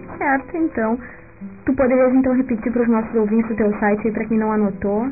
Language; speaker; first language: Portuguese; native; Portuguese